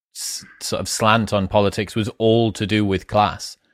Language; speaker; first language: English; native; English